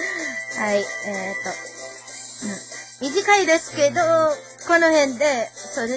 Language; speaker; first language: Japanese; non-native, learner; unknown